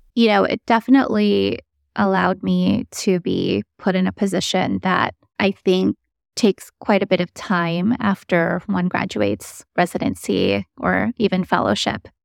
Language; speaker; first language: English; early bilingual, other home language; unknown